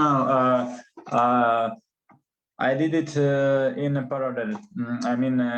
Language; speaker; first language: English; non-native, learner; Russian